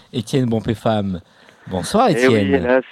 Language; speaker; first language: French; native; French